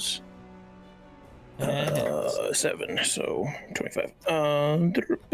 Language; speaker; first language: English; native; English